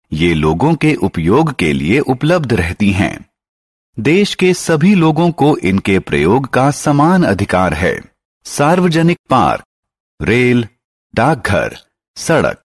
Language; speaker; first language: Hindi; non-native, local second language; Marathi